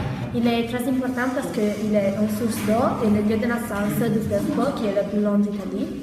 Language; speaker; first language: French; non-native, learner; Italian